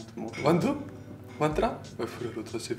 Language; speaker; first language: French; non-native, learner; Slovenian